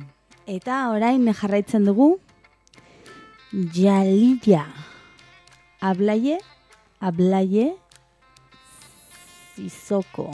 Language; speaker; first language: Basque; non-native, local second language; Spanish